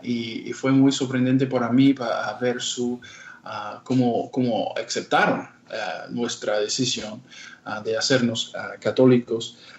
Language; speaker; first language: Spanish; non-native, fluent; English